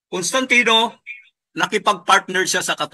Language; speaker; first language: Filipino; native; Filipino